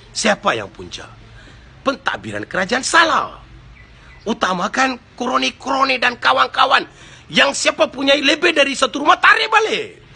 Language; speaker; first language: Malay; non-native, local second language; Tamil